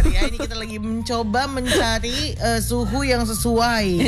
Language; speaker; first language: Indonesian; native; Indonesian